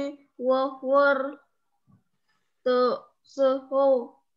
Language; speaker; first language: Chinese; non-native, learner; Indonesian